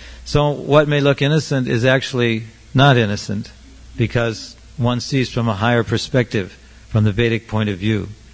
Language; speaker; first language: English; native; English